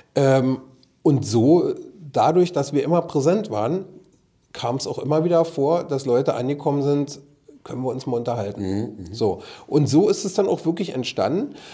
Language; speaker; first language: German; native; German